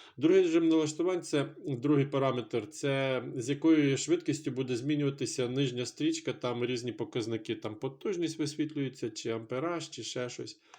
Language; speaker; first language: Ukrainian; non-native, local second language; Russian